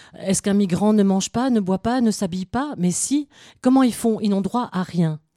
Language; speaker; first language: French; native; French